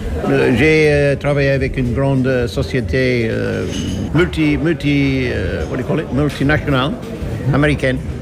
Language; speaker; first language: French; non-native, learner; English